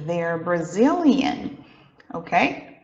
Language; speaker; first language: English; non-native, fluent; Portuguese